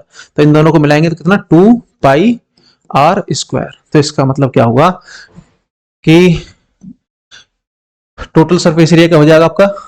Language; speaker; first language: Hindi; native; Hindi